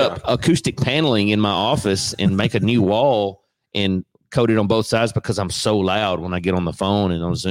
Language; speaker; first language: English; native; English